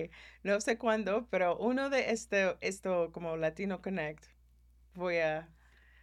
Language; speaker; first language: Spanish; early bilingual, heritage; Spanish